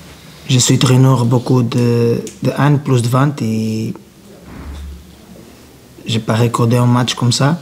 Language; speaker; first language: French; non-native, learner; Portuguese